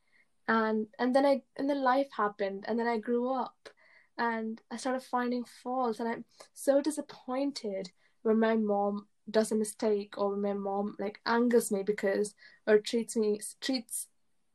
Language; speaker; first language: English; early bilingual, other home language; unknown